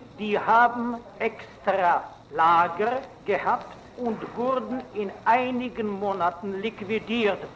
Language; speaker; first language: German; non-native, fluent; Czech